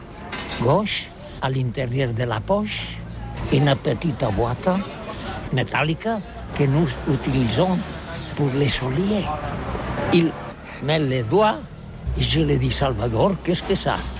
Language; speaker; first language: French; non-native, learner; Catalan